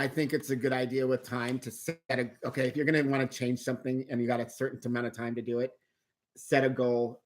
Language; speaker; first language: English; native; English